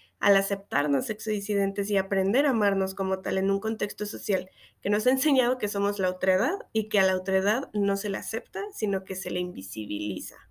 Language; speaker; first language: Spanish; native; Spanish